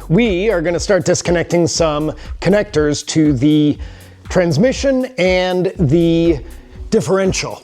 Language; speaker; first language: English; native; English